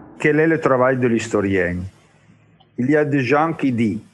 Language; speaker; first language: French; non-native, learner; Italian